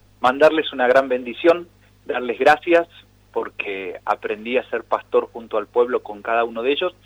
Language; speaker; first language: Spanish; native; Spanish